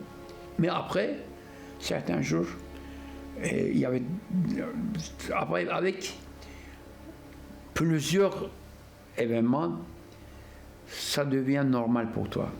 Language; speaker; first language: French; non-native, fluent; Turkish